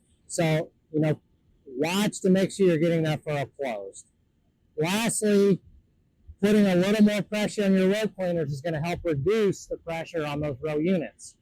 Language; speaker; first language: English; native; English